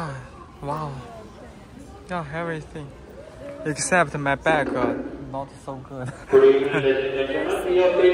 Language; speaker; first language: English; non-native, learner; Chinese